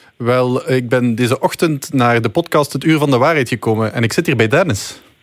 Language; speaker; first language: Dutch; native; Dutch